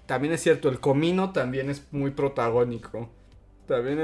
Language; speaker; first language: Spanish; native; Spanish